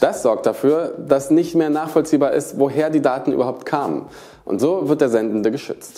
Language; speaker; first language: German; native; German